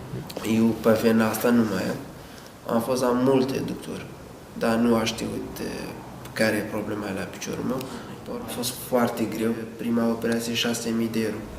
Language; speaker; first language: Romanian; non-native, learner; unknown